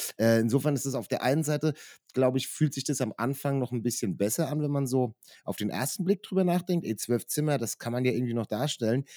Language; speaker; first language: German; native; German